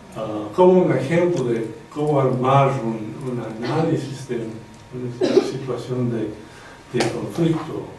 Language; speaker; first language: Spanish; non-native, fluent; English